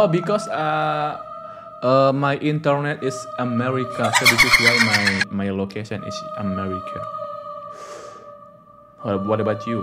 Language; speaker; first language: English; non-native, learner; Indonesian